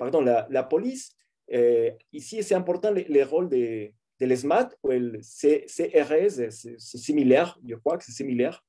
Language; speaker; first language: French; non-native, fluent; Spanish